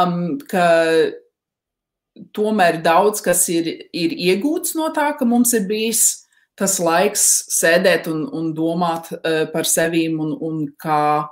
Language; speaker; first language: Latvian; early bilingual, heritage; Latvian